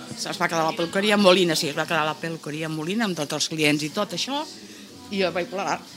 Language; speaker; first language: Catalan; native; Catalan